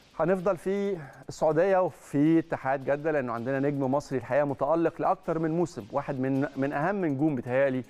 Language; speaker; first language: Arabic; native; Arabic